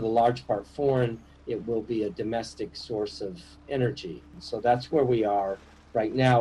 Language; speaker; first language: English; native; English